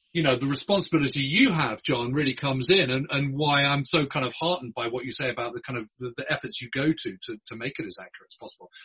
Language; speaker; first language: English; native; English